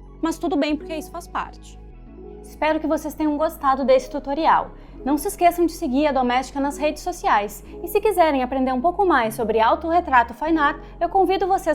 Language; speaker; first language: Portuguese; native; Portuguese